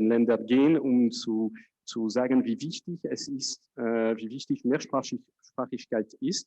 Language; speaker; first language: German; non-native, fluent; French